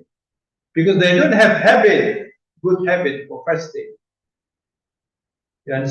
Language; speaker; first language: English; non-native, fluent; Indonesian